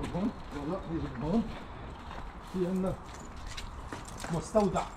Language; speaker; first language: Arabic; native; Arabic